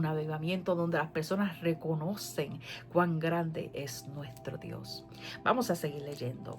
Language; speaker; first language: Spanish; native; Spanish